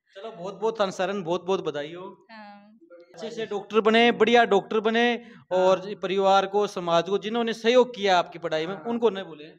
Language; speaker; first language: Hindi; native; Hindi